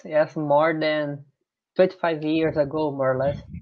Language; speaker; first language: English; non-native, learner; Portuguese